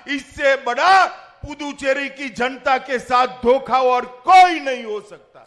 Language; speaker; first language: Hindi; non-native, local second language; Gujarati